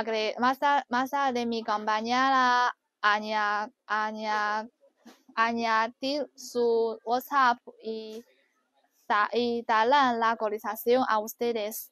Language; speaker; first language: Spanish; non-native, learner; Chinese